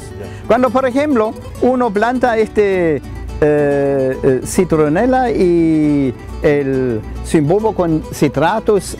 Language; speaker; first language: Spanish; non-native, fluent; German